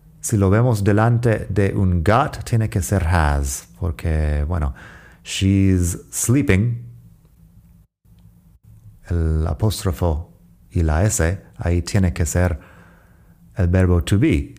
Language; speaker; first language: Spanish; non-native, fluent; English